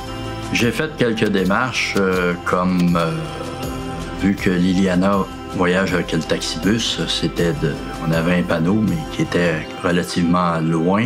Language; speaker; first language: French; native; French